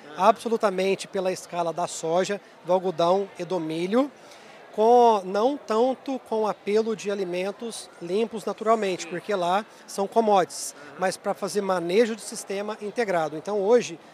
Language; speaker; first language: Portuguese; native; Portuguese